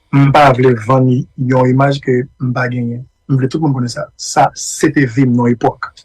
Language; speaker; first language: Haitian Creole; early bilingual, heritage; Haitian Creole